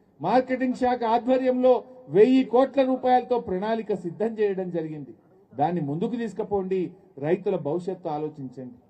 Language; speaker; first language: Telugu; native; Telugu